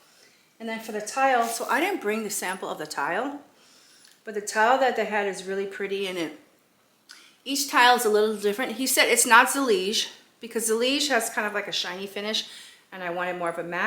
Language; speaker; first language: English; native; English